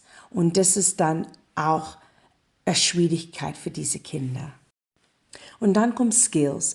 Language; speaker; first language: German; non-native, learner; English